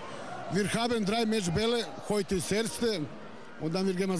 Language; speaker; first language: German; non-native, learner; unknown